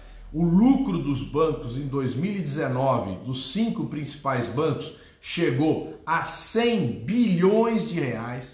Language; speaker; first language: Portuguese; native; Portuguese